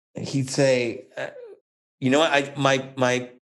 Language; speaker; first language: English; native; English